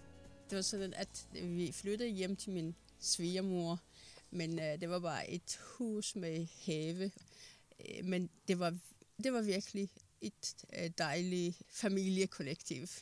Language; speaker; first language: Danish; non-native, fluent; Persian